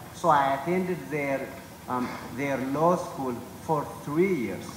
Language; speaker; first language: English; non-native, fluent; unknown